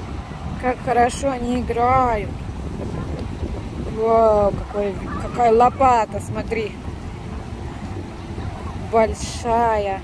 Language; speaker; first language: Russian; native; Russian